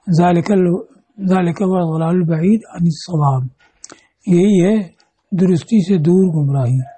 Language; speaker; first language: Urdu; native; Urdu